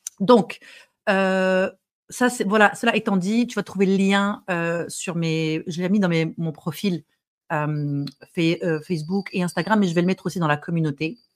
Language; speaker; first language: French; non-native, local second language; Arabic